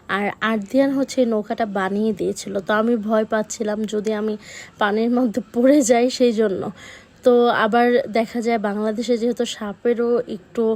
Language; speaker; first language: Bangla; early bilingual, heritage; Bangla